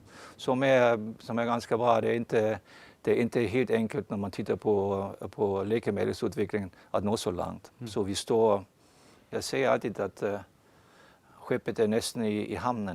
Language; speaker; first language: Swedish; non-native, fluent; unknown